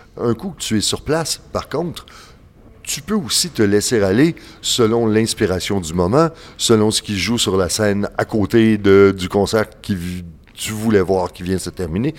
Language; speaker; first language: French; native; French